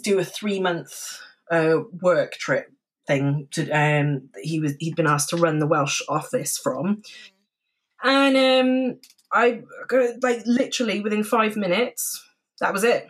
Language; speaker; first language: English; native; English